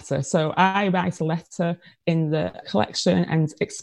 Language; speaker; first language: English; native; English